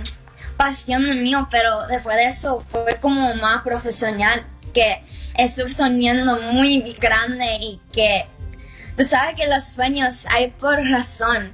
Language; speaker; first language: Spanish; early bilingual, heritage; English